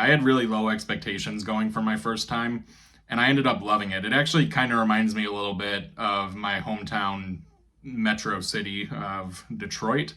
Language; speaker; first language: English; native; English